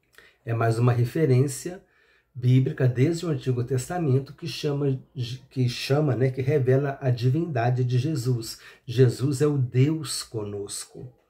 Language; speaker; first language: Portuguese; native; Portuguese